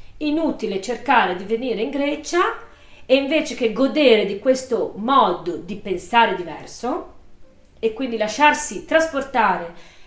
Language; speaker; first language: Italian; native; Italian